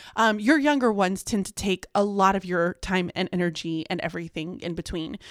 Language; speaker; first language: English; early bilingual, other home language; Spanish